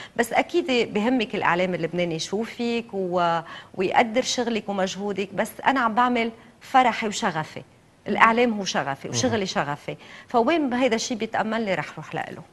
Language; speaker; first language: Arabic; native; Arabic